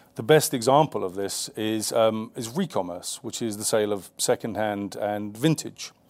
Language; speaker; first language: English; native; English